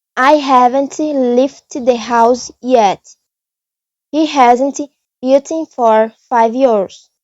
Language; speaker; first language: English; non-native, fluent; Portuguese